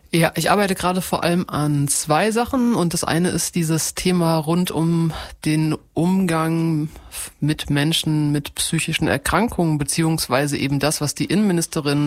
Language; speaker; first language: German; native; German